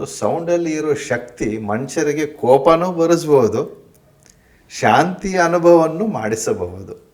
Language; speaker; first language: Kannada; non-native, local second language; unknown